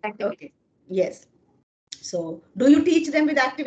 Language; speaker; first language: English; non-native, fluent; Hindi